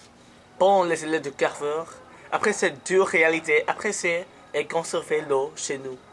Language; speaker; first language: French; non-native, learner; English